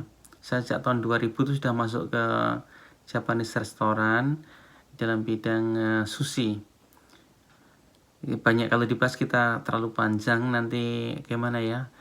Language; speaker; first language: Indonesian; non-native, local second language; Javanese